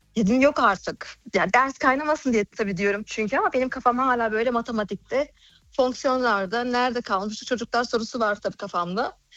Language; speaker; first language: Turkish; early bilingual, heritage; Turkish